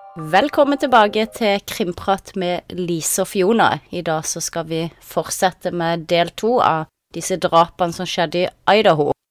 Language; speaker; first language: Norwegian; native; Norwegian